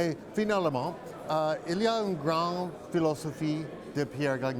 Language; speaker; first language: French; non-native, learner; English